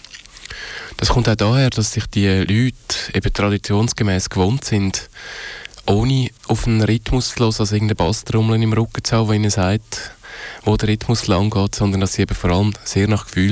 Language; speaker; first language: German; native; German